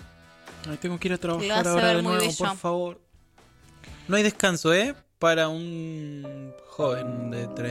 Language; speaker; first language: Spanish; native; Spanish